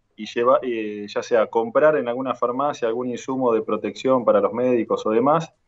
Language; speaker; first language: Spanish; native; Spanish